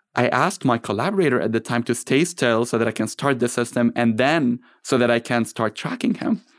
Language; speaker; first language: English; non-native, fluent; Arabic